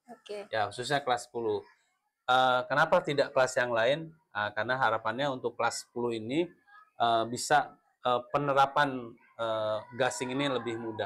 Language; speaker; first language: Indonesian; native; Indonesian